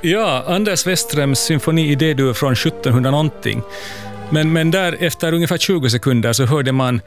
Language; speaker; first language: Swedish; native; Swedish